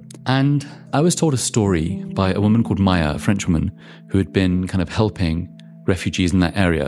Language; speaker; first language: English; native; English